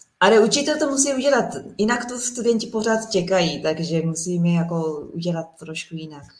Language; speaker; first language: Czech; non-native, learner; Japanese